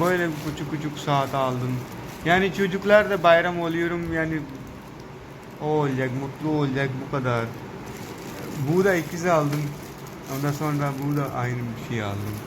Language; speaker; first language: Turkish; non-native, learner; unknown